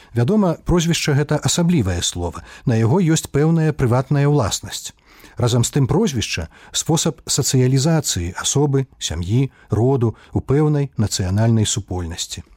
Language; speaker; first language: Belarusian; native; Belarusian